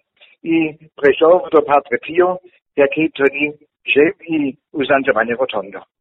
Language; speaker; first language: Ukrainian; non-native, learner; German